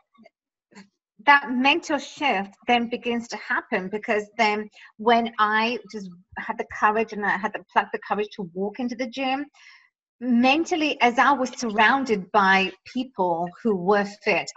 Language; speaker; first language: English; native; English